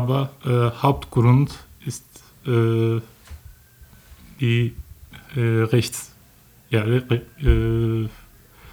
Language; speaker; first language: German; non-native, learner; Turkish